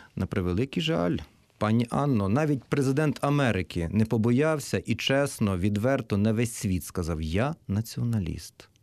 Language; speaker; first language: Ukrainian; native; Ukrainian